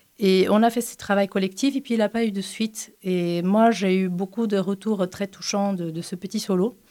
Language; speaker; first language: French; non-native, fluent; Portuguese